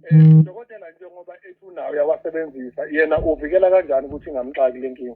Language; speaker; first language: Zulu; native; Zulu